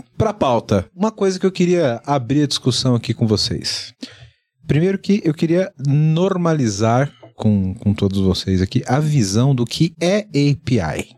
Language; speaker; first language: Portuguese; native; Portuguese